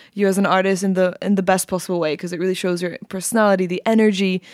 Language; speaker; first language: English; non-native, fluent; Czech